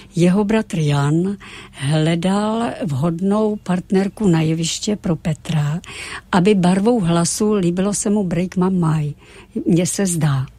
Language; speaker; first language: Czech; native; Czech